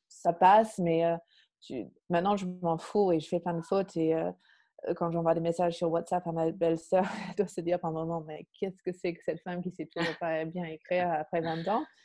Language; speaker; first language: French; non-native, fluent; English